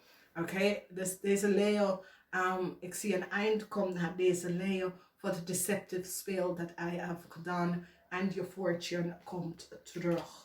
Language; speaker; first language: Dutch; non-native, learner; English